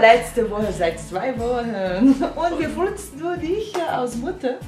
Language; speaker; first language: German; non-native, learner; Portuguese